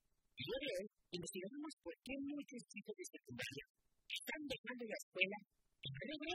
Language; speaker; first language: Spanish; native; Spanish